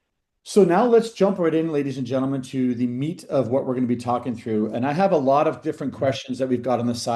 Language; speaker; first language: English; native; English